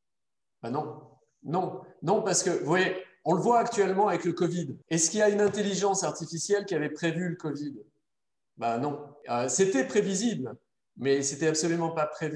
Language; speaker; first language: French; native; French